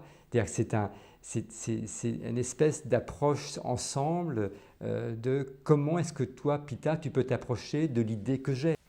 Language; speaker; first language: French; native; French